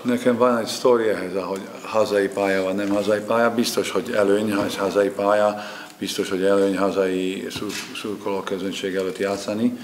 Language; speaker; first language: Hungarian; non-native, fluent; Slovak